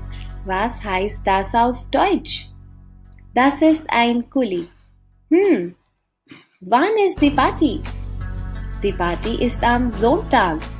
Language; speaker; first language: German; non-native, fluent; Hindi